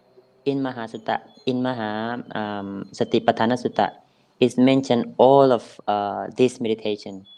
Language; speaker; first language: English; non-native, fluent; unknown